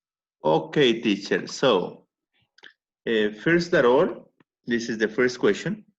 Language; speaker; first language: English; non-native, learner; Spanish